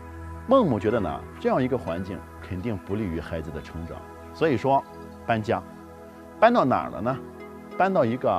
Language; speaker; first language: Chinese; native; Chinese